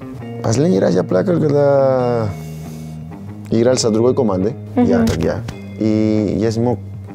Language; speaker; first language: Russian; non-native, learner; Spanish